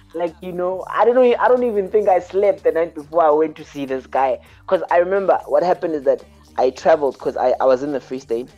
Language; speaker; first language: English; early bilingual, other home language; Xhosa